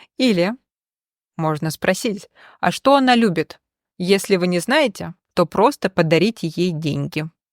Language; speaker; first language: Russian; native; Russian